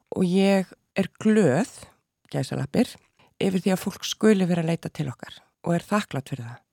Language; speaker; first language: Icelandic; native; Icelandic